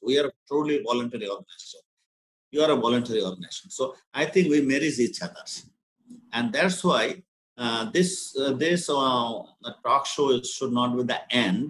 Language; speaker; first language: English; non-native, local second language; Bangla